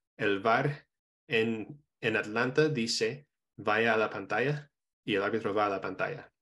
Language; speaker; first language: Spanish; non-native, fluent; English